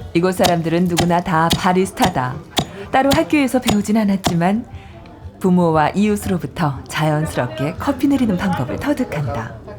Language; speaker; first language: Korean; native; Korean